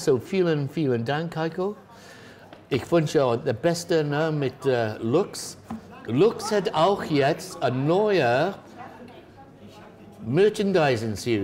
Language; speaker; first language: German; non-native, learner; English